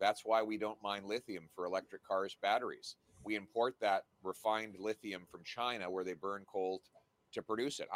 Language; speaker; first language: English; native; English